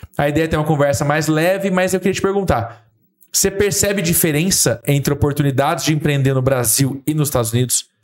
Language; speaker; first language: Portuguese; native; Portuguese